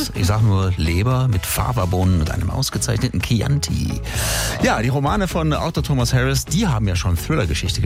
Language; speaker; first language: German; native; German